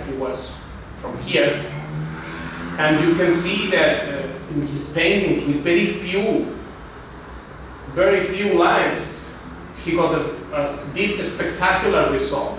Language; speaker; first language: English; non-native, fluent; Spanish